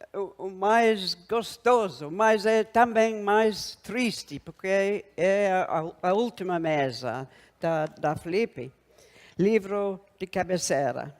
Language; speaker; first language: Portuguese; non-native, fluent; English